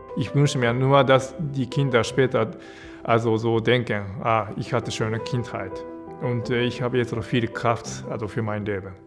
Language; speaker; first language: German; non-native, fluent; Japanese